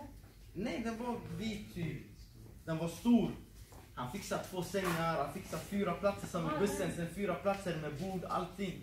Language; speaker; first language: Swedish; non-native, fluent; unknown